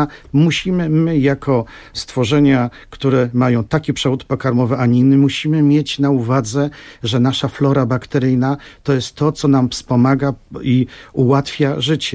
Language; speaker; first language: Polish; native; Polish